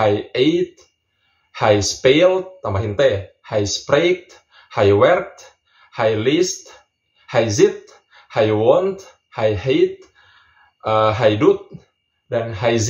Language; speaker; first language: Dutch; non-native, fluent; Indonesian